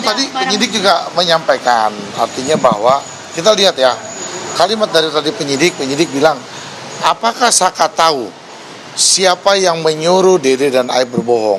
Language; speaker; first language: Indonesian; native; Indonesian